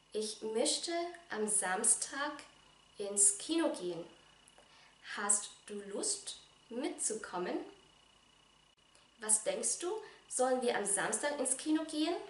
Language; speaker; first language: German; non-native, fluent; Vietnamese